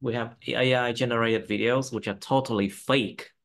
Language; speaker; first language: English; non-native, fluent; Vietnamese